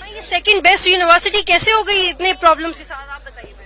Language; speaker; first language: Urdu; native; Urdu